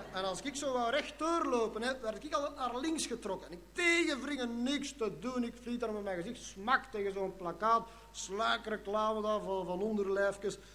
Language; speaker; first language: Dutch; native; Dutch